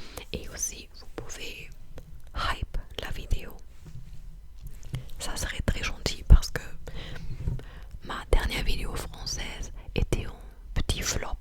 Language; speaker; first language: French; non-native, fluent; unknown